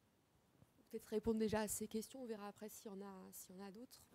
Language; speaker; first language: French; native; French